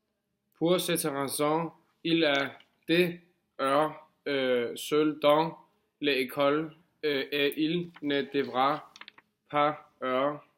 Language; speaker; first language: French; non-native, learner; Danish